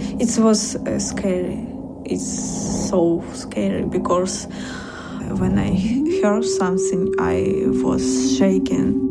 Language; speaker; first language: English; non-native, learner; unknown